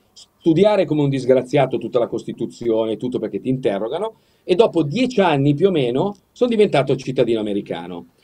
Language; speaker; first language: Italian; early bilingual, heritage; Italian